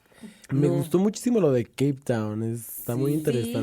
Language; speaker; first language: Spanish; native; Spanish